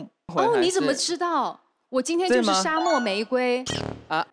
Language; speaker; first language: Chinese; native; Chinese